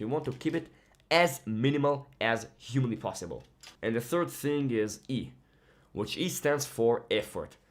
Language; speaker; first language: English; non-native, fluent; Hebrew